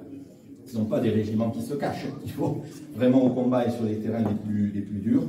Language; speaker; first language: French; native; French